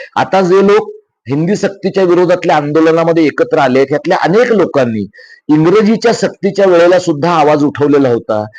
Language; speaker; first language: Marathi; native; Marathi